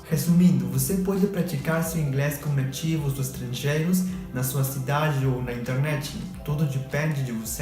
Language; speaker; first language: Portuguese; non-native, fluent; Spanish